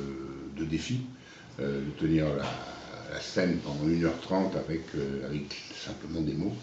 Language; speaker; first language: French; native; French